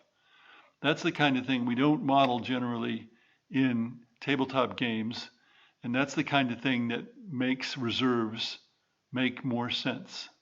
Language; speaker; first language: English; native; English